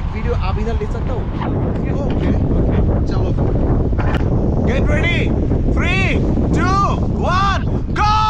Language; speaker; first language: Hindi; non-native, learner; Bangla